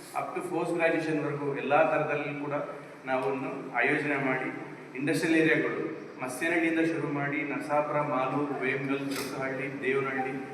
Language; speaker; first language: Kannada; native; Kannada